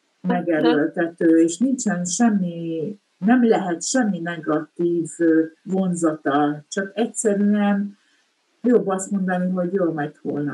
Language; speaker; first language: Hungarian; native; Hungarian